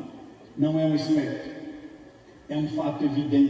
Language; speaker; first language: Portuguese; native; Portuguese